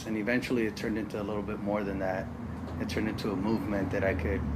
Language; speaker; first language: English; native; English